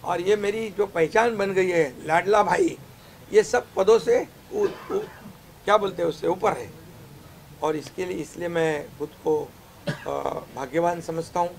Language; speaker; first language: Hindi; non-native, local second language; Marathi